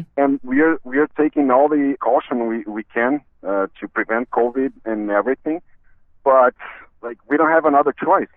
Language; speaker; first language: English; non-native, fluent; Portuguese